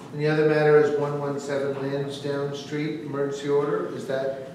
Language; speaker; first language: English; native; English